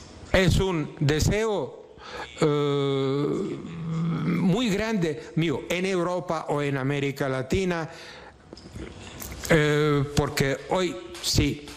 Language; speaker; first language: Spanish; non-native, fluent; Ukrainian